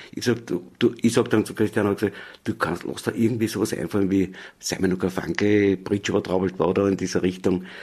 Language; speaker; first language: German; native; German